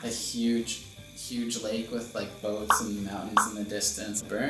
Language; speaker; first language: English; native; English